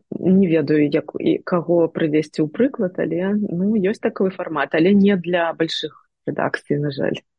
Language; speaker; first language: Belarusian; non-native, local second language; Russian